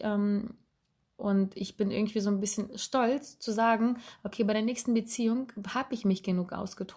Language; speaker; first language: German; native; German